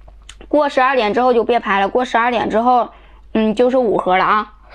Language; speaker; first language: Chinese; native; Chinese